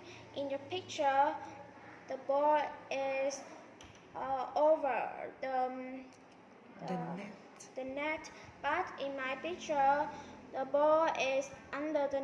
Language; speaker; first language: English; non-native, learner; Vietnamese